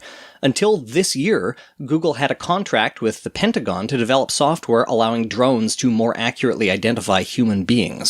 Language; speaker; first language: English; native; English